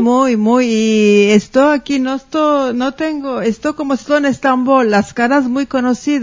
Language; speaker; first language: Spanish; early bilingual, heritage; Ladino